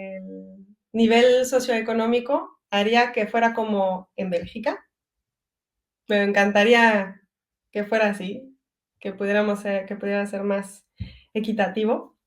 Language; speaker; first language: Spanish; early bilingual, heritage; French